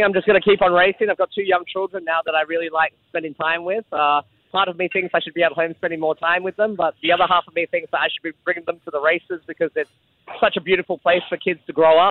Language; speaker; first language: English; native; English